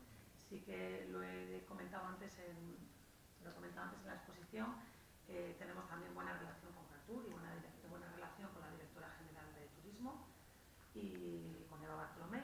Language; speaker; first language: Spanish; native; Spanish